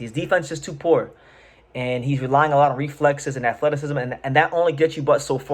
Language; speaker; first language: English; native; English